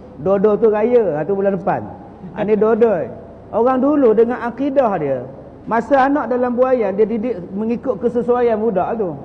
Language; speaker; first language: Malay; native; Malay